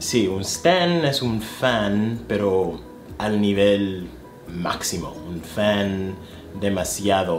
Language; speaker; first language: Spanish; non-native, fluent; English